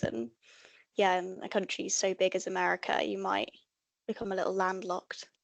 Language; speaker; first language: English; native; English